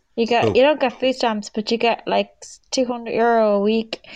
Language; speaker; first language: English; native; English